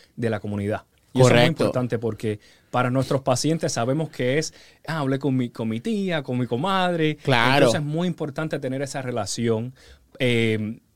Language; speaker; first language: Spanish; early bilingual, heritage; Spanish